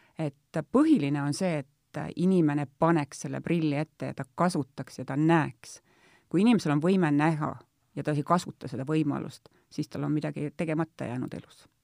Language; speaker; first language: Estonian; native; Estonian